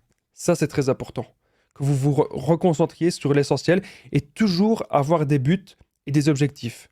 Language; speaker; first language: French; native; French